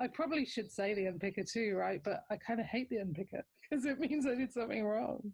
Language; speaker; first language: English; native; English